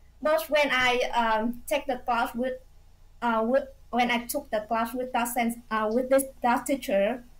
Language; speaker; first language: English; non-native, fluent; Vietnamese